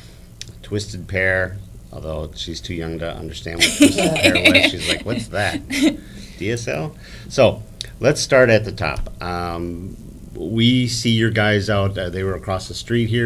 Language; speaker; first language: English; native; English